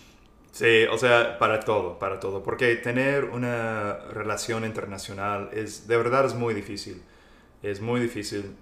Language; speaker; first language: Spanish; non-native, fluent; English